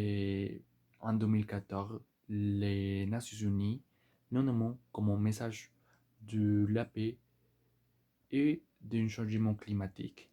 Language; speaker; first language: French; non-native, learner; Spanish